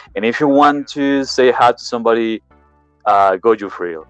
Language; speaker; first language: English; non-native, learner; Spanish